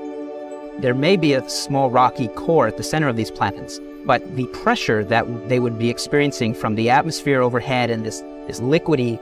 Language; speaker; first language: English; native; English